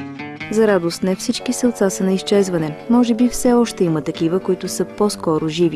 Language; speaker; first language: Bulgarian; native; Bulgarian